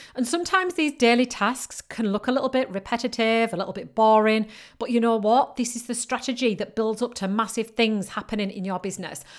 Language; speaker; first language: English; native; English